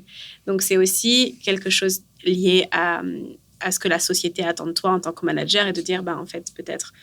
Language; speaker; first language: French; native; French